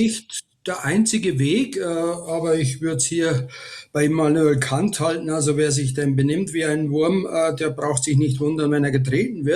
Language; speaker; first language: German; native; German